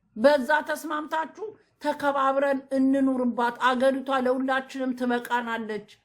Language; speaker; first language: Amharic; native; Amharic